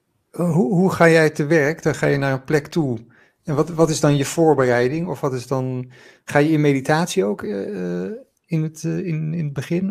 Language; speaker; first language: Dutch; native; Dutch